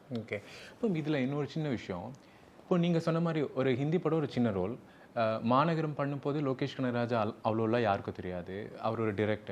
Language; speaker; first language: Tamil; native; Tamil